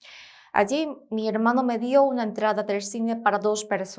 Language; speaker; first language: Spanish; non-native, fluent; Korean